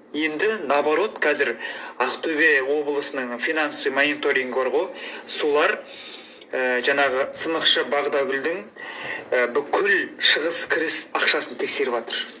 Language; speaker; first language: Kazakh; native; Kazakh